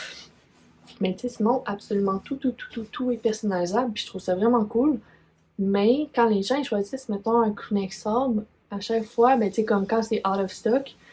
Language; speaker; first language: French; native; French